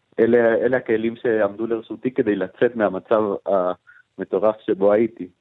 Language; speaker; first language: Hebrew; non-native, fluent; Spanish